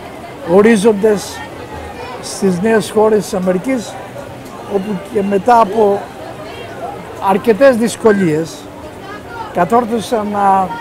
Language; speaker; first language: Greek; native; Greek